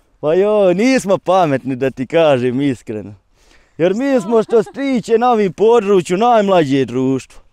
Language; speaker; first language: Croatian; native; Croatian